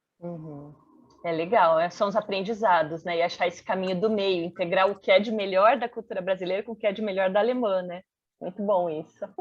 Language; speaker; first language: Portuguese; native; Portuguese